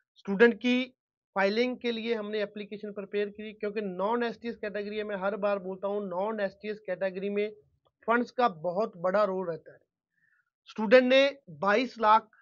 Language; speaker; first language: Hindi; non-native, local second language; Punjabi